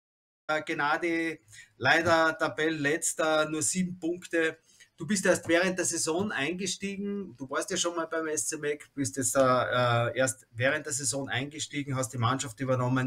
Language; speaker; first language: German; native; German